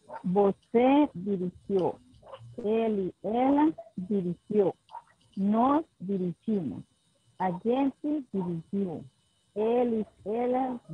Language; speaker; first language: Portuguese; non-native, learner; Spanish